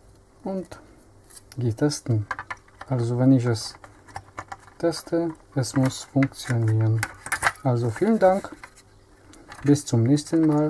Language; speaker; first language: German; non-native, learner; Polish